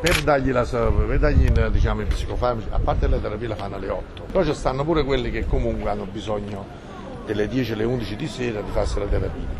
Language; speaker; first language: Italian; native; Italian